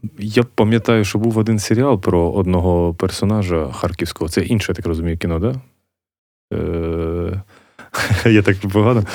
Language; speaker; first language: Ukrainian; native; Ukrainian